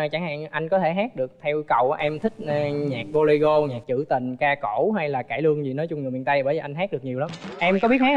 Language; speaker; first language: Vietnamese; native; Vietnamese